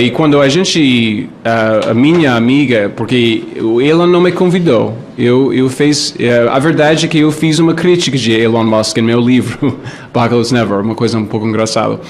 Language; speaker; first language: Portuguese; non-native, fluent; English